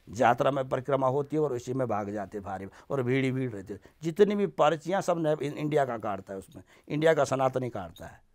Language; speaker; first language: Hindi; native; Hindi